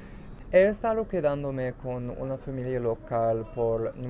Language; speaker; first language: Spanish; non-native, learner; English